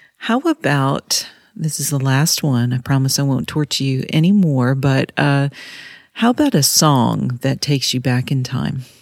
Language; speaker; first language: English; native; English